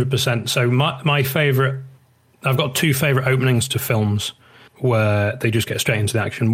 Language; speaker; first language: English; native; English